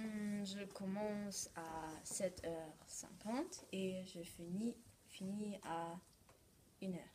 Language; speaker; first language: French; non-native, learner; German